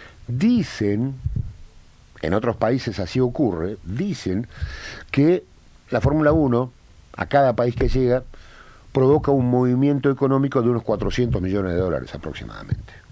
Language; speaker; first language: Spanish; native; Spanish